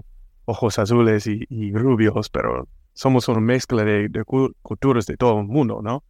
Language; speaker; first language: Spanish; non-native, fluent; English